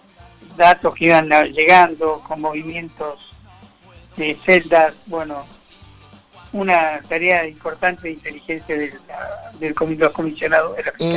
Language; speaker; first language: Spanish; native; Spanish